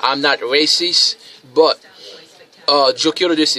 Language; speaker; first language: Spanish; non-native, fluent; Haitian Creole